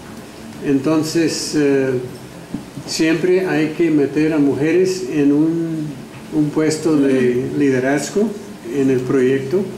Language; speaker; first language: Spanish; non-native, fluent; English